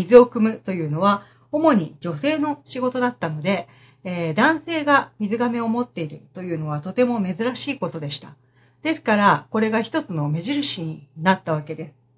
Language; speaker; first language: Japanese; native; Japanese